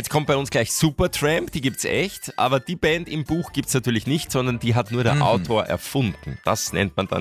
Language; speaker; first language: German; native; German